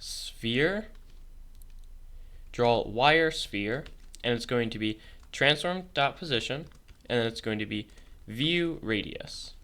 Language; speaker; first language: English; native; English